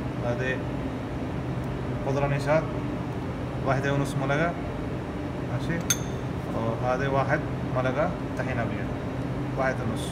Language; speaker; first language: Arabic; non-native, learner; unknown